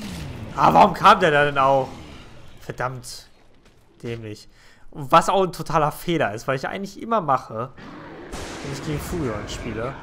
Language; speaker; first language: German; native; German